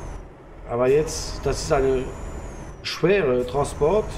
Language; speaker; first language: German; non-native, learner; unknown